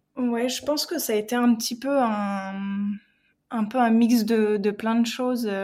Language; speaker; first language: French; native; French